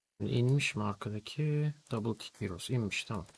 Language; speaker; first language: Turkish; native; Turkish